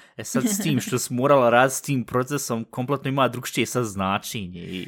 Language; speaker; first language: Bosnian; native; Bosnian